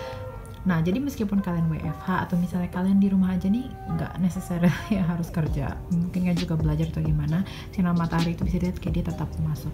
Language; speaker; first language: Indonesian; native; Indonesian